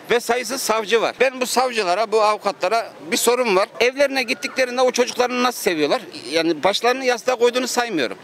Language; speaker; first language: Turkish; native; Turkish